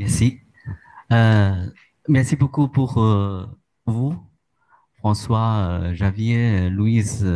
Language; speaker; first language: French; non-native, learner; Chinese